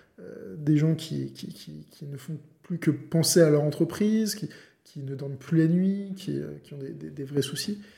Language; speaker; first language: French; native; French